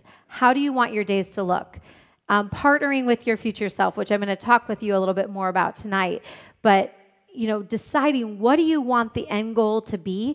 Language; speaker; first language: English; native; English